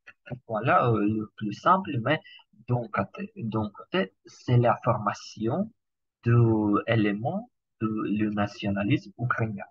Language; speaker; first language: French; non-native, learner; Ukrainian